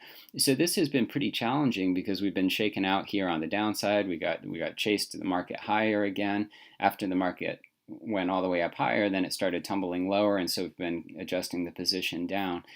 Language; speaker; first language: English; native; English